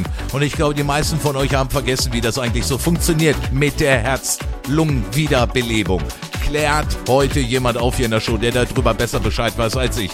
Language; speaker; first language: German; native; German